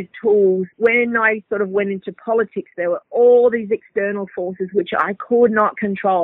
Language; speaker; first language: English; native; English